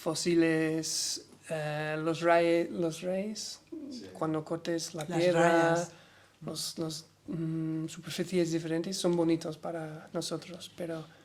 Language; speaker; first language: Spanish; non-native, learner; English